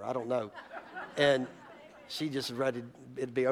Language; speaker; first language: English; native; English